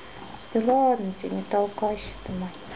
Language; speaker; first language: Russian; native; Russian